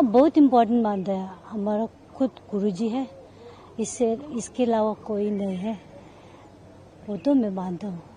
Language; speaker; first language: Hindi; non-native, local second language; Tibetan